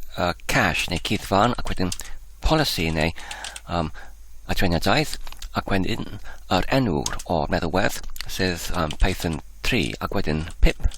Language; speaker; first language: Welsh; non-native, learner; English